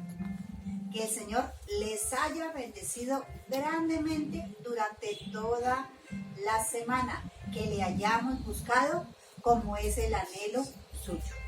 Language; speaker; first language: Spanish; native; Spanish